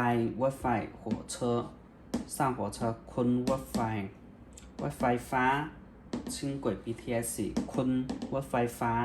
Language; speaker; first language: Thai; non-native, learner; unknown